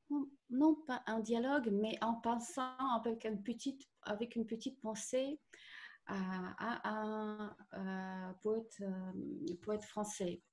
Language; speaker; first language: French; non-native, fluent; Russian